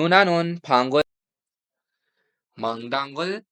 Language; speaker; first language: Korean; non-native, fluent; Urdu